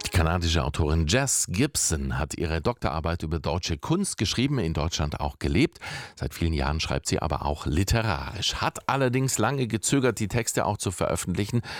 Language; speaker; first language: German; native; German